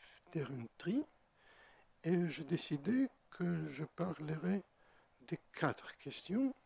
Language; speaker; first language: French; non-native, fluent; Russian